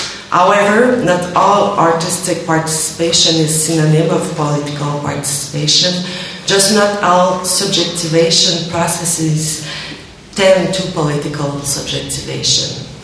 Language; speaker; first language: English; non-native, learner; French